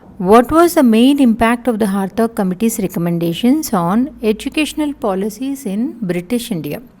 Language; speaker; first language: English; non-native, local second language; Telugu